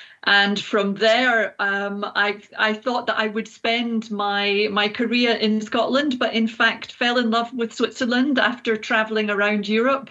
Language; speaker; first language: English; native; English